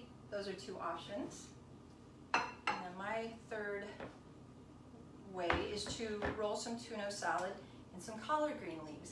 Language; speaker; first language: English; native; English